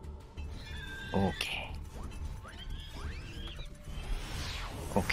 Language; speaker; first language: Japanese; non-native, learner; Indonesian